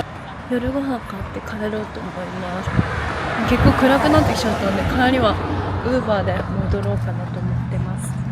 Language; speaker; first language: Japanese; native; Japanese